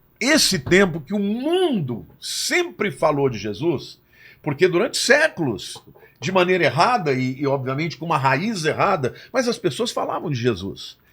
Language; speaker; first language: Portuguese; native; Portuguese